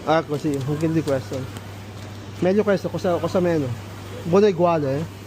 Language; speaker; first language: Italian; non-native, learner; Filipino